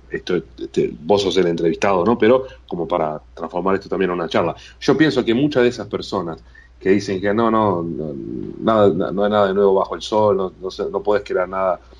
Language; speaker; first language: Spanish; non-native, fluent; Portuguese